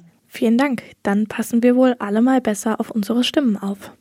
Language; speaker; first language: German; native; German